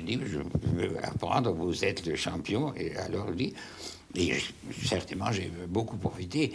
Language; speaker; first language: French; non-native, fluent; German